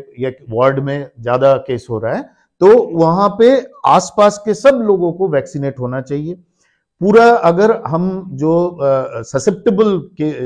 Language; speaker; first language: Hindi; non-native, local second language; Bangla